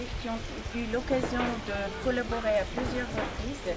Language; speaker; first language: French; non-native, fluent; Bulgarian